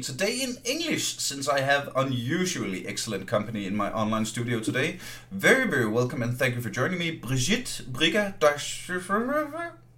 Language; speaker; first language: English; non-native, fluent; Danish